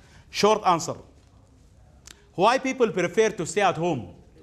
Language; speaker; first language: English; non-native, fluent; Arabic